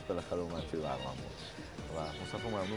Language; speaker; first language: Persian; native; Persian